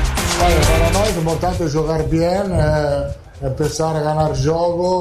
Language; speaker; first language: Portuguese; non-native, fluent; Italian